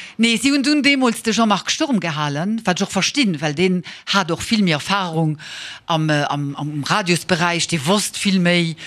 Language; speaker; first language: Luxembourgish; early bilingual, heritage; Luxembourgish